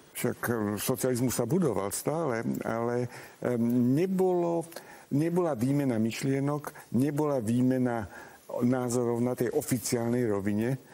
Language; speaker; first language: Slovak; non-native, local second language; Hungarian